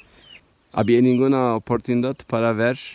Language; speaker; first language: Spanish; non-native, learner; Turkish